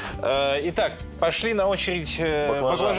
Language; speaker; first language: Russian; native; Russian